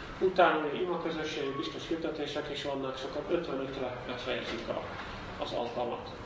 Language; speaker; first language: Hungarian; non-native, fluent; Dutch